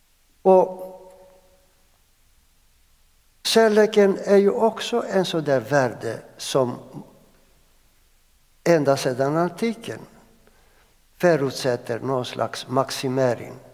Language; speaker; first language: Swedish; non-native, fluent; Greek